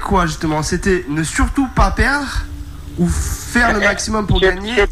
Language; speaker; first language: French; native; French